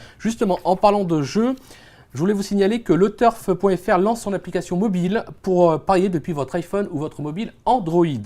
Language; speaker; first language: French; native; French